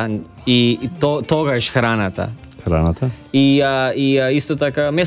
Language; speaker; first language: Macedonian; early bilingual, heritage; Macedonian